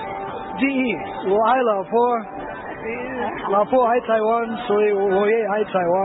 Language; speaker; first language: Chinese; non-native, learner; English